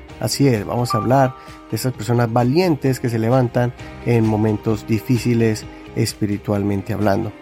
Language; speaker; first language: Spanish; native; Spanish